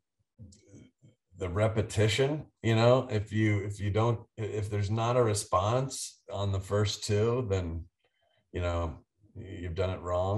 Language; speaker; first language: English; native; English